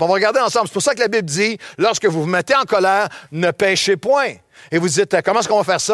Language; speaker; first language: French; native; French